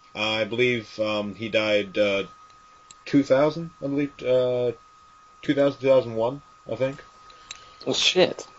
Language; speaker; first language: English; native; English